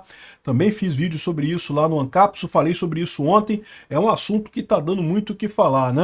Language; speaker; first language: Portuguese; native; Portuguese